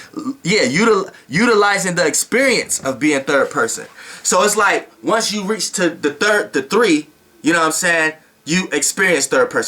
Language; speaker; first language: English; native; English